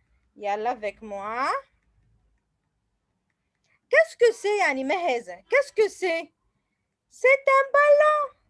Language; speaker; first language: French; non-native, fluent; Arabic